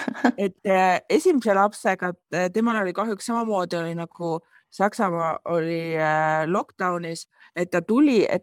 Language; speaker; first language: Estonian; native; Estonian